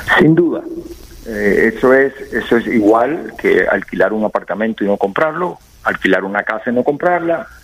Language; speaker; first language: Spanish; native; Spanish